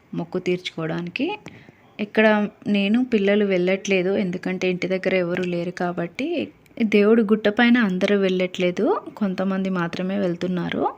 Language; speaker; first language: Telugu; native; Telugu